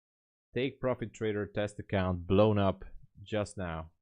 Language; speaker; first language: English; non-native, fluent; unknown